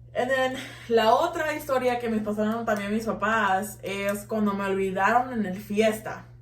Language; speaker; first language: Spanish; early bilingual, heritage; Spanish